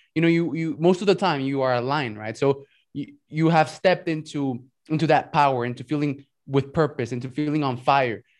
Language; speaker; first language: English; early bilingual, other home language; Spanish